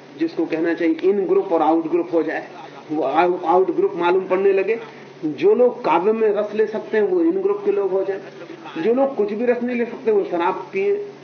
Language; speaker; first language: Hindi; native; Hindi